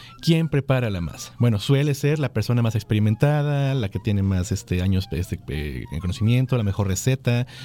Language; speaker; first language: Spanish; native; Spanish